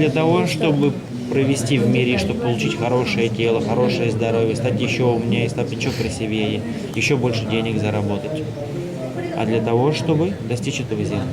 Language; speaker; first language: Russian; native; Russian